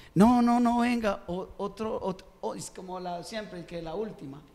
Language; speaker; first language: Spanish; native; Spanish